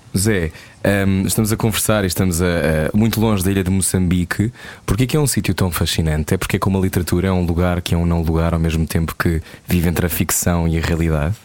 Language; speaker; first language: Portuguese; native; Portuguese